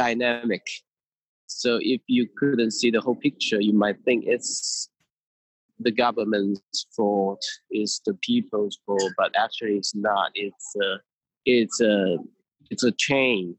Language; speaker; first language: English; non-native, fluent; Min Nan Chinese